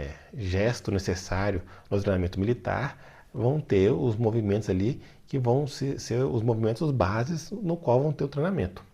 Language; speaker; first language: Portuguese; native; Portuguese